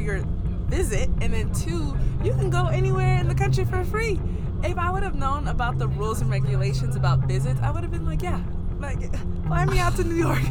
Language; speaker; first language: English; native; English